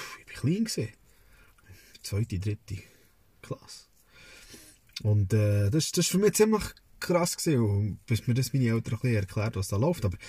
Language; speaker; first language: German; early bilingual, other home language; Serbian